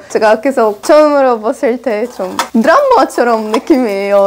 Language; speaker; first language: Korean; non-native, learner; Russian